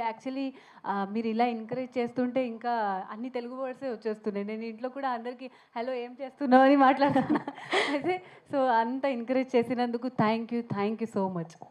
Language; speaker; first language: Telugu; non-native, fluent; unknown